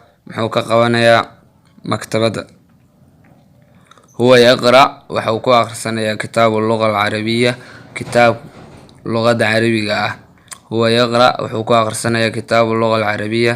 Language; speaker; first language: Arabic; non-native, fluent; Somali